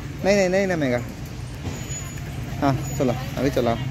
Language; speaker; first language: Hindi; non-native, local second language; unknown